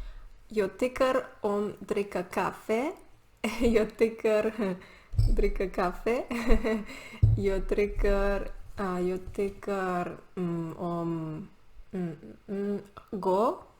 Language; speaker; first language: Swedish; non-native, learner; Catalan